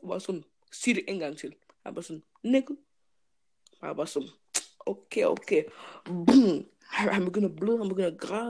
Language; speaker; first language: Danish; early bilingual, other home language; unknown